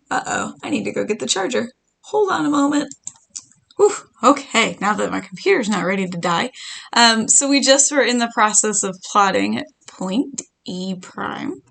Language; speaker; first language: English; native; English